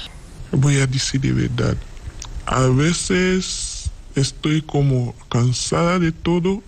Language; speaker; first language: Spanish; non-native, learner; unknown